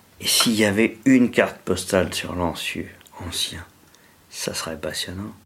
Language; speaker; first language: French; native; French